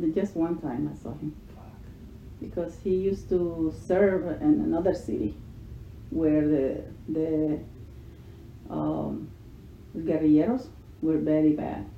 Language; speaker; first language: English; non-native, learner; Spanish